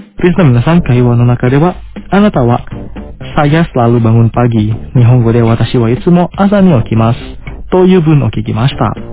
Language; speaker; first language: Japanese; non-native, fluent; Indonesian